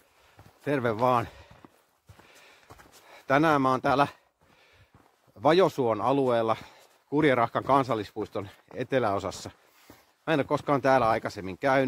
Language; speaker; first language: Finnish; native; Finnish